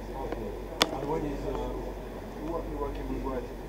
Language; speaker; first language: English; non-native, learner; French